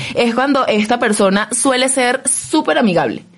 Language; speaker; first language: Spanish; native; Spanish